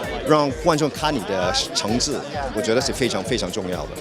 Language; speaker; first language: Chinese; early bilingual, heritage; Chinese